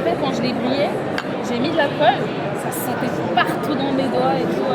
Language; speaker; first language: French; native; French